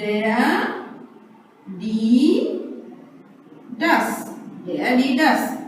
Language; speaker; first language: German; non-native, fluent; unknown